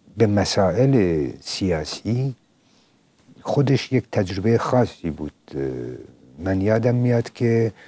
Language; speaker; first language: Persian; non-native, local second language; Central Kurdish